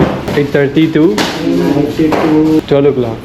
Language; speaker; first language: English; non-native, learner; Burmese